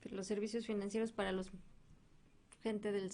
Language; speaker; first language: Spanish; native; Spanish